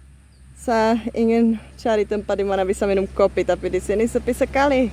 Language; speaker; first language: Indonesian; non-native, fluent; Czech